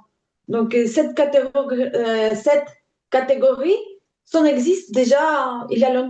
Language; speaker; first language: French; non-native, learner; Ukrainian